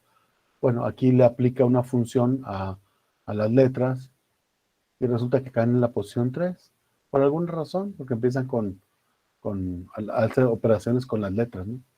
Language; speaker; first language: Spanish; native; Spanish